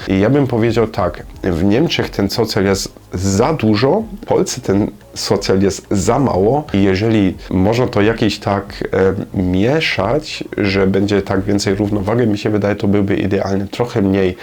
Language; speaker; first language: Polish; non-native, learner; German